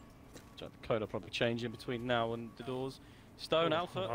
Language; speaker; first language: English; native; English